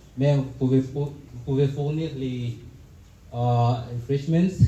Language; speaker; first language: French; non-native, fluent; Swahili